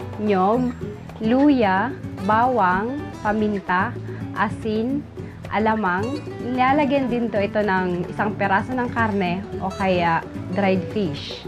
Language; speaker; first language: Filipino; non-native, local second language; Bikol